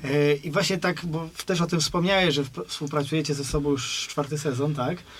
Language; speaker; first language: Polish; native; Polish